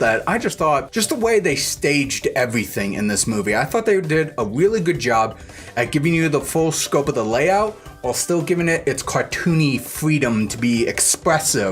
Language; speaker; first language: English; native; English